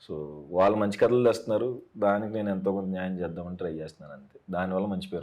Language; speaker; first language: Telugu; native; Telugu